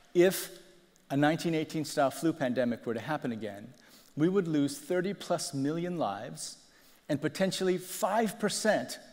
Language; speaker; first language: English; native; English